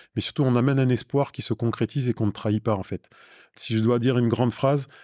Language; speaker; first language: French; native; French